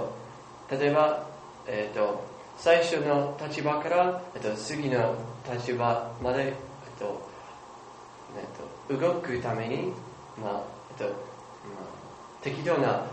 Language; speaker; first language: Japanese; non-native, learner; English